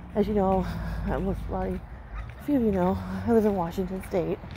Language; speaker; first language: English; native; English